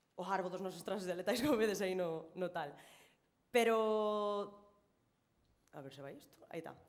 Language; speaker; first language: Galician; native; Galician